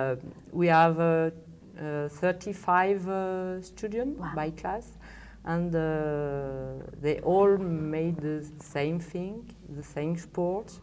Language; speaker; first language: English; non-native, learner; French